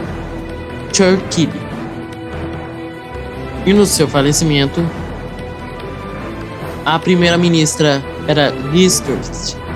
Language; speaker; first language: Portuguese; native; Portuguese